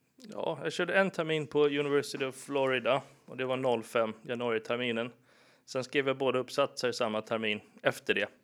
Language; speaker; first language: Swedish; early bilingual, other home language; English